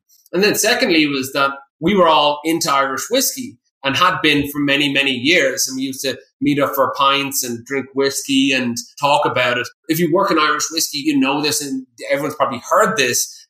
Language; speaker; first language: English; native; English